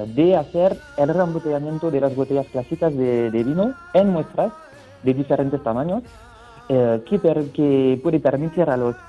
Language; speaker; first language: Spanish; non-native, fluent; French